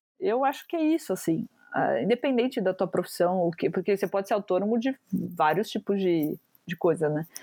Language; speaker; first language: Portuguese; native; Portuguese